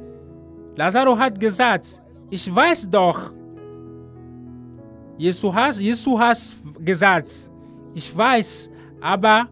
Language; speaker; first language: German; non-native, learner; Ewe